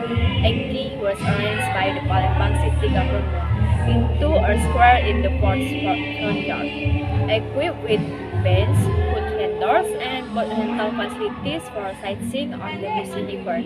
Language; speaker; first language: English; non-native, learner; Indonesian